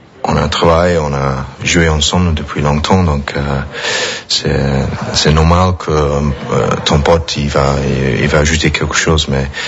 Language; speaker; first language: French; non-native, fluent; English